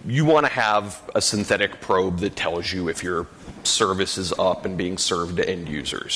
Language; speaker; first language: English; native; English